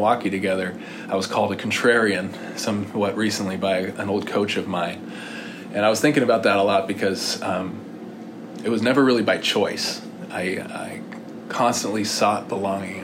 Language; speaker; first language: English; native; English